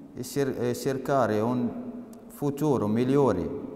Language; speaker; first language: Italian; non-native, learner; Arabic